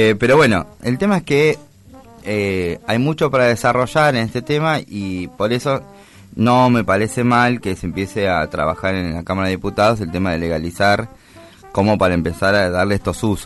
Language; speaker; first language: Spanish; native; Spanish